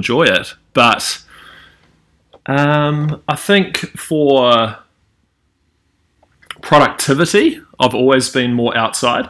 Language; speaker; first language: English; native; English